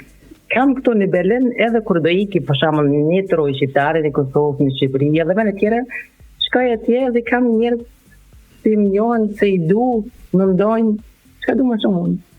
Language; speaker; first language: Albanian; non-native, learner; German